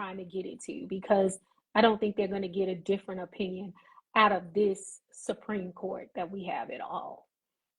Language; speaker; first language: English; native; English